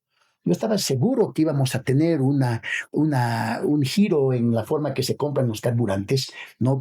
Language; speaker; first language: Spanish; native; Spanish